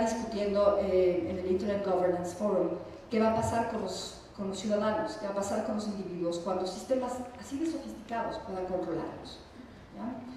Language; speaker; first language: Spanish; native; Spanish